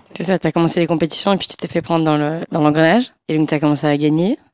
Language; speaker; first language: French; native; French